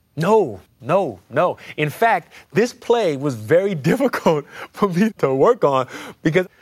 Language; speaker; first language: English; native; English